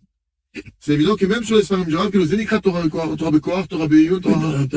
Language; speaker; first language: Hebrew; non-native, fluent; French